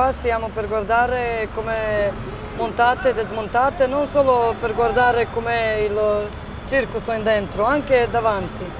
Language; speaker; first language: Italian; non-native, learner; Serbian